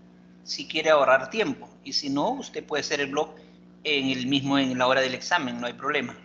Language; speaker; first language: Spanish; native; Spanish